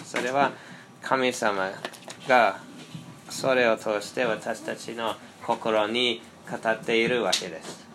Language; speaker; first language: Japanese; non-native, fluent; English